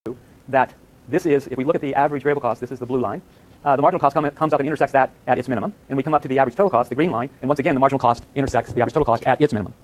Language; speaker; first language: English; native; English